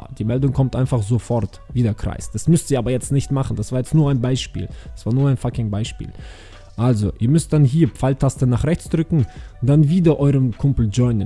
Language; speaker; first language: German; native; German